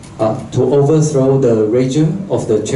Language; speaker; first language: English; non-native, local second language; Chinese